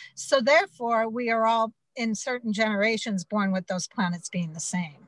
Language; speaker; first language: English; native; English